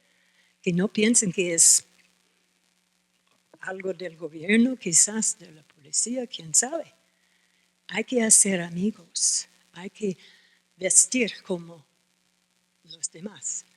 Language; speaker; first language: Spanish; non-native, fluent; English